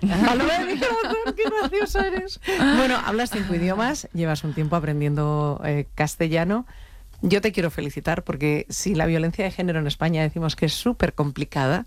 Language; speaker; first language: Spanish; native; Spanish